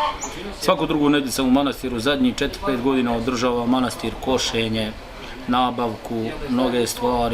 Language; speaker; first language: Bosnian; native; Bosnian